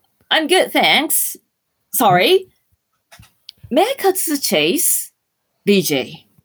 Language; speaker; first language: English; non-native, fluent; Japanese